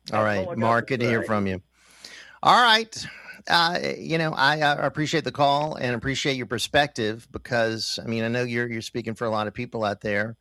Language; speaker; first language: English; native; English